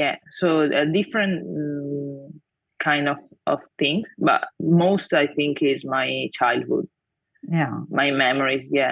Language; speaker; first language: English; non-native, fluent; Italian